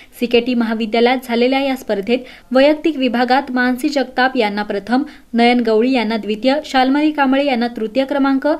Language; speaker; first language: Marathi; native; Marathi